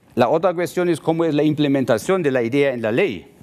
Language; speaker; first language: Spanish; non-native, fluent; German